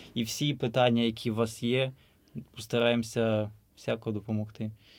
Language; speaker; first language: Ukrainian; native; Ukrainian